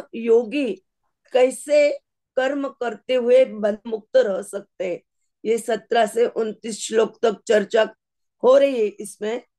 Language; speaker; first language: Hindi; non-native, local second language; Marathi